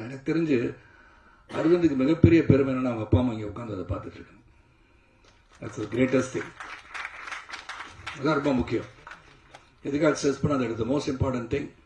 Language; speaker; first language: Tamil; native; Tamil